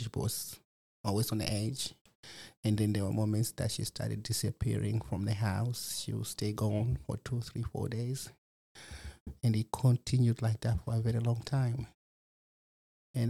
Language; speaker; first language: English; non-native, local second language; Nyanja